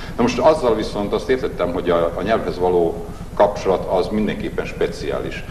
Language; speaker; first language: Hungarian; non-native, local second language; Serbian